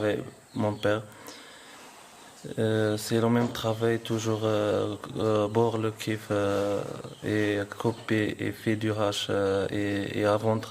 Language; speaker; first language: French; non-native, learner; Arabic